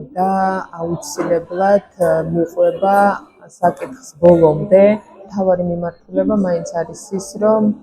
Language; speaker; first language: Georgian; non-native, local second language; Azerbaijani